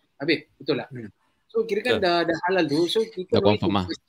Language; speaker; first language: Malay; native; Malay